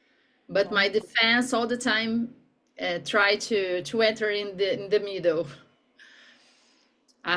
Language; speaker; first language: English; non-native, learner; Portuguese